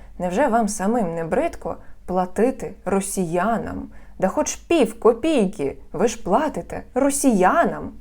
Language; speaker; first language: Ukrainian; non-native, local second language; Russian